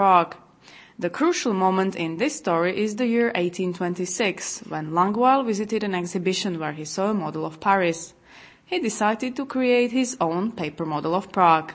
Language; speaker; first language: English; non-native, fluent; Czech